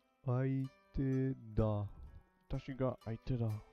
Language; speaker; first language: Japanese; non-native, learner; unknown